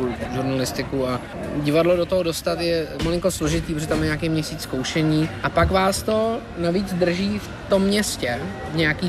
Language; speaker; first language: Czech; native; Czech